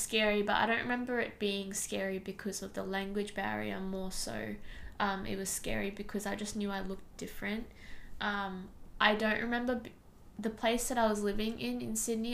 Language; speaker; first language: English; non-native, local second language; Tamil